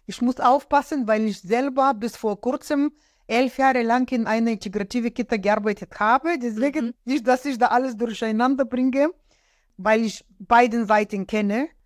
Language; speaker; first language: German; non-native, fluent; Bulgarian